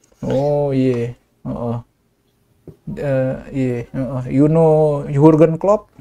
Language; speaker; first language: English; non-native, learner; Indonesian